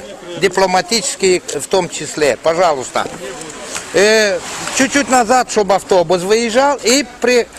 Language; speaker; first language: Russian; non-native, local second language; Romanian